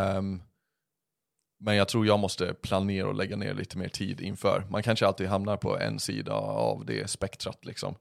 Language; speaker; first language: Swedish; early bilingual, other home language; English